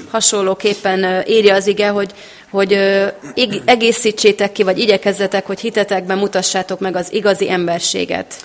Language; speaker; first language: Hungarian; native; Hungarian